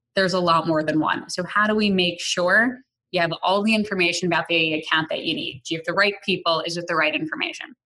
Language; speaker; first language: English; native; English